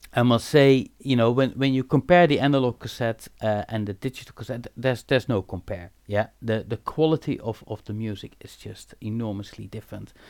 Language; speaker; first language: English; non-native, fluent; Dutch